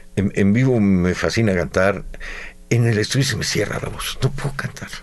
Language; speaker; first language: Spanish; native; Spanish